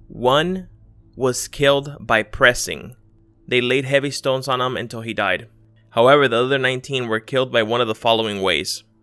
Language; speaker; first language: English; native; English